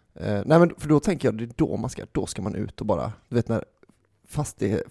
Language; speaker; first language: Swedish; native; Swedish